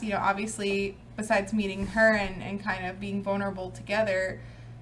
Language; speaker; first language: English; native; English